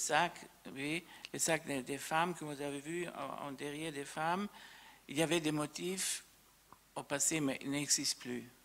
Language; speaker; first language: French; non-native, fluent; German